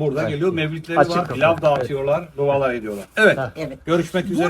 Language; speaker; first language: Turkish; native; Turkish